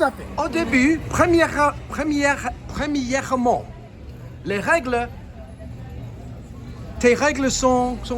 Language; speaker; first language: French; non-native, learner; English